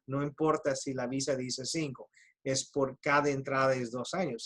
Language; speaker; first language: Spanish; early bilingual, heritage; Spanish